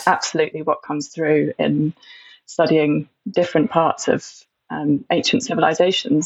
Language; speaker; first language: English; native; English